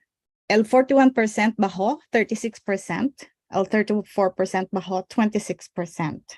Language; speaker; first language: Spanish; non-native, learner; English